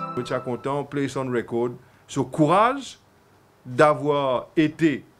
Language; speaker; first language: French; non-native, local second language; Morisyen